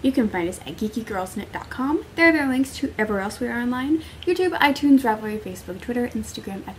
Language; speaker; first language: English; native; English